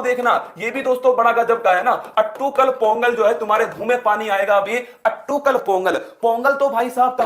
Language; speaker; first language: Hindi; native; Hindi